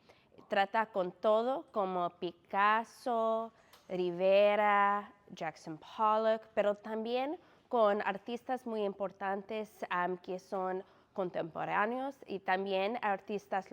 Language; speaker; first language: Spanish; non-native, fluent; English